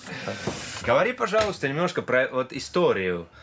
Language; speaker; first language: Russian; non-native, learner; Estonian